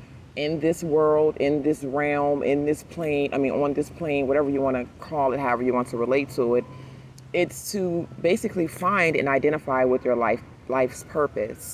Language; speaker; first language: English; native; English